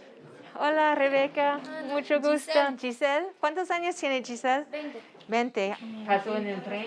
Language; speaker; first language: Spanish; non-native, fluent; English